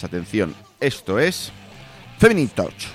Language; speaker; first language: Spanish; native; Spanish